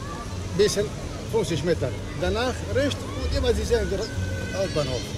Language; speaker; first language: German; non-native, learner; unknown